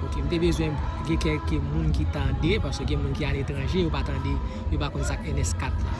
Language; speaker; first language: French; non-native, local second language; Haitian Creole